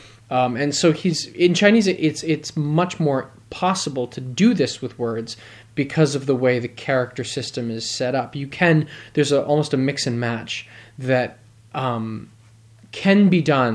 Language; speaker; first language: English; native; English